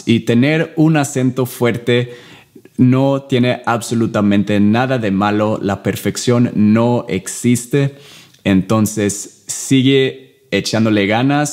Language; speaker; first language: Spanish; non-native, fluent; English